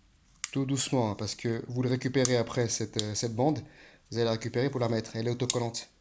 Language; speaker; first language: French; native; French